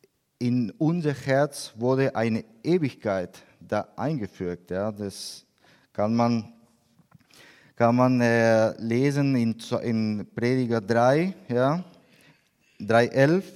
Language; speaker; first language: German; non-native, learner; Spanish